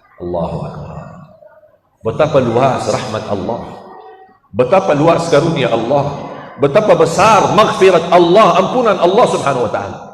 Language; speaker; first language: Malay; non-native, fluent; Arabic